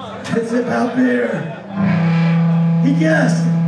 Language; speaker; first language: English; native; English